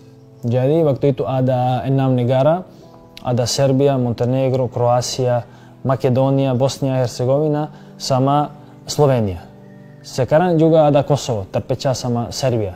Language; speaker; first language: Indonesian; non-native, fluent; Serbian